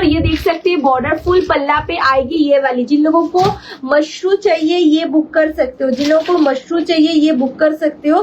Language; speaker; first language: Hindi; non-native, local second language; Bangla